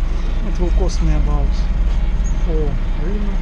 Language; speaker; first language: English; non-native, learner; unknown